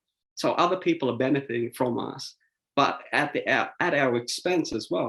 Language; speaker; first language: English; native; English